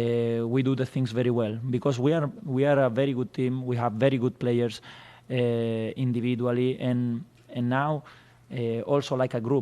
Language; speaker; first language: English; non-native, fluent; Spanish